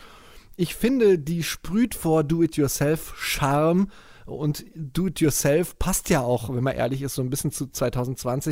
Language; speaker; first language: German; native; German